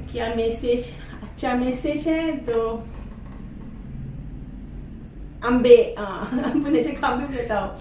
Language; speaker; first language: Hindi; non-native, learner; Malay